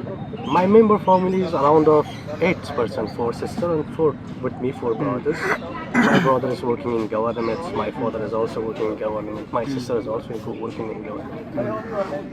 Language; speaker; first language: English; non-native, learner; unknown